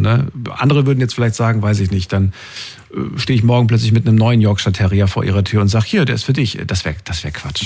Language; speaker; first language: German; native; German